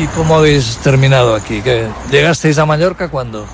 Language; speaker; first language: Spanish; native; Spanish